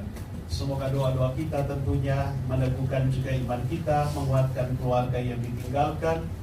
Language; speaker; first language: Indonesian; native; Indonesian